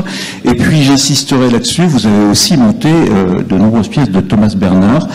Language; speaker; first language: French; native; French